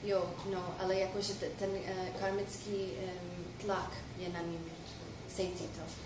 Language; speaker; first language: Czech; non-native, fluent; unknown